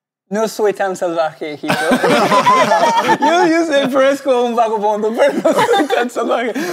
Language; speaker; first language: Spanish; non-native, fluent; English